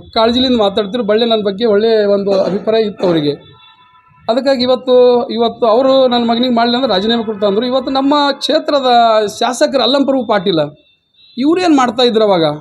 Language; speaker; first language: Kannada; native; Kannada